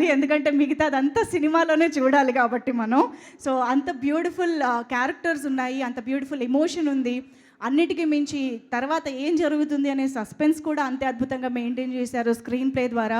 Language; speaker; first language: Telugu; native; Telugu